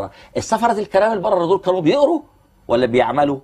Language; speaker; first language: Arabic; native; Arabic